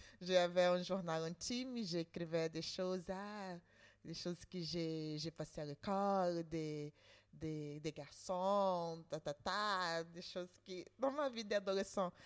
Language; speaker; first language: French; non-native, learner; Portuguese